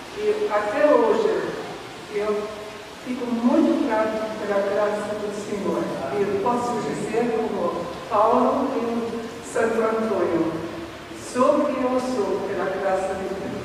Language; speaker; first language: Portuguese; non-native, fluent; German